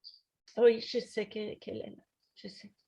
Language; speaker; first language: French; non-native, fluent; Polish